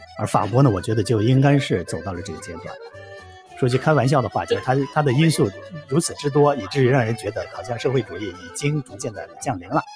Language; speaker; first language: Chinese; native; Chinese